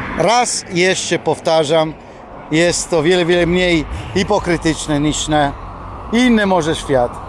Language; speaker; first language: Polish; non-native, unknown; Italian